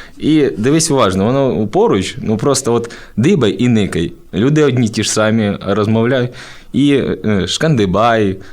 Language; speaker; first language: Ukrainian; native; Ukrainian